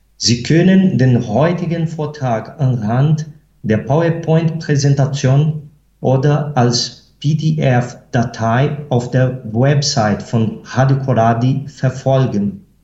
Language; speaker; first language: German; non-native, fluent; Portuguese